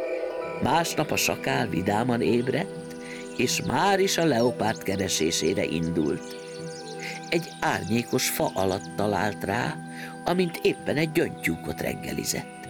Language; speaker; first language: Hungarian; native; Hungarian